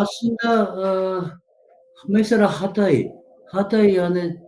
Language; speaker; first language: Turkish; non-native, learner; Japanese